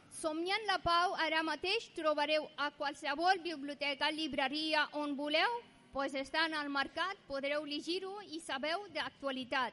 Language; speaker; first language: Catalan; non-native, fluent; Persian